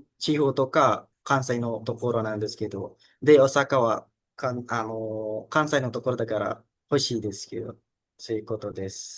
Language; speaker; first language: Japanese; non-native, learner; Indonesian